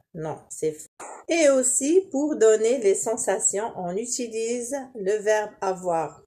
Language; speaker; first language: French; non-native, local second language; Arabic